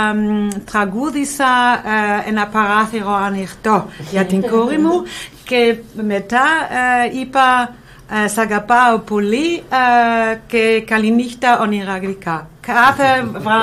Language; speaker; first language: Greek; non-native, learner; German